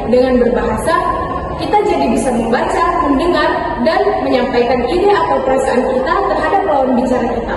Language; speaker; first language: Indonesian; native; Indonesian